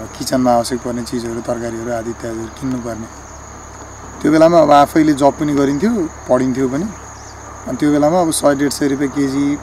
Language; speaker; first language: Nepali; native; Nepali